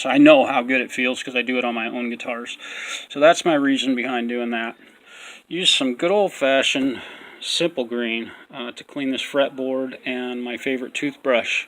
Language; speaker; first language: English; native; English